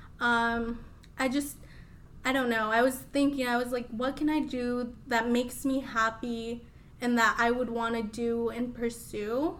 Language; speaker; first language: English; early bilingual, other home language; Spanish